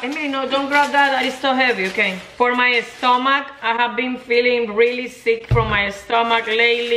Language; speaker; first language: English; non-native, fluent; Spanish